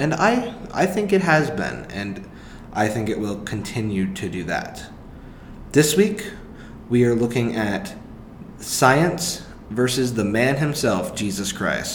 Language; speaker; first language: English; native; English